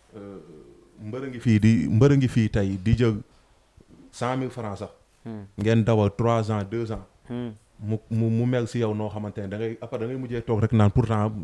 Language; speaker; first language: Wolof; non-native, local second language; Serer